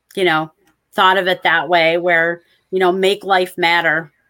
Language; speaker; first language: English; native; English